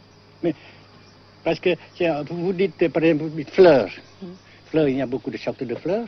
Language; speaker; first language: French; non-native, fluent; Vietnamese